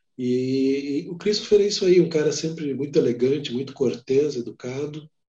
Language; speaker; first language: Portuguese; native; Portuguese